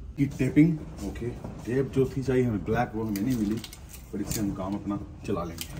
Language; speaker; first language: Urdu; non-native, local second language; Punjabi